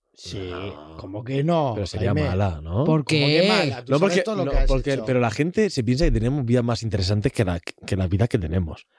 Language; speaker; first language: Spanish; native; Spanish